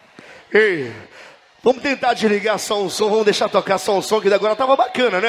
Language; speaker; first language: Portuguese; native; Portuguese